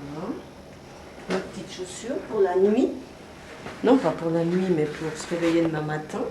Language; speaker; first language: French; native; French